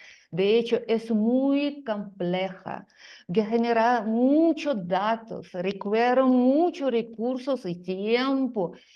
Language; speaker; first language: Spanish; non-native, fluent; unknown